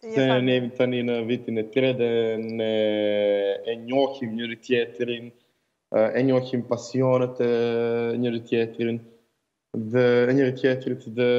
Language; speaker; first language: Albanian; non-native, learner; Serbian